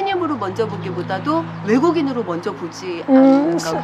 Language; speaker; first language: Korean; native; Korean